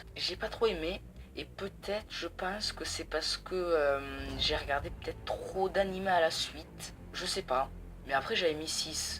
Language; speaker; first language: French; native; French